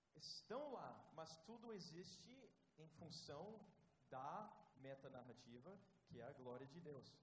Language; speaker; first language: Portuguese; non-native, fluent; English